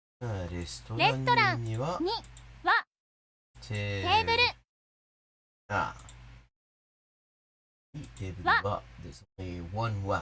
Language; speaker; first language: Japanese; non-native, fluent; English